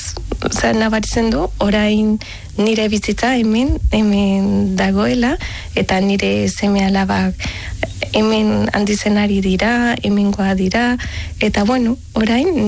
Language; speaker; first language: Basque; non-native, learner; Spanish